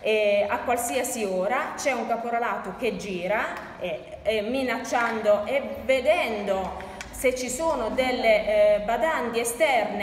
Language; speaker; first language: Italian; native; Italian